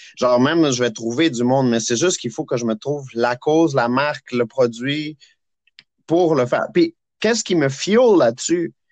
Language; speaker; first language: French; native; French